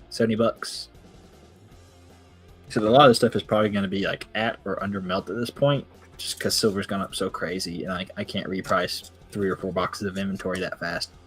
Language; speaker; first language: English; native; English